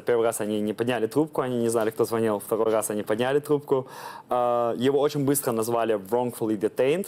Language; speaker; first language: Russian; early bilingual, heritage; Russian